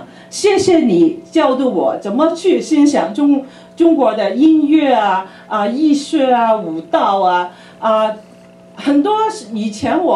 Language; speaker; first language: Chinese; early bilingual, other home language; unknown